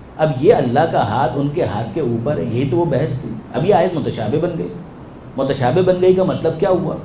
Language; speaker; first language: Urdu; non-native, local second language; Gujarati